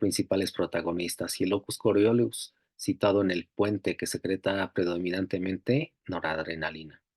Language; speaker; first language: Spanish; native; Spanish